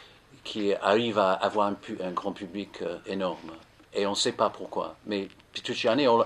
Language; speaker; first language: French; non-native, fluent; English